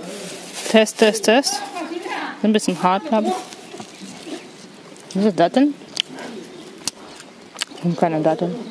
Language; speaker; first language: German; non-native, fluent; Russian